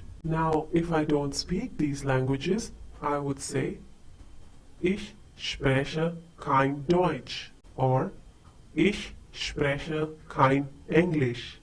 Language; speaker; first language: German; non-native, fluent; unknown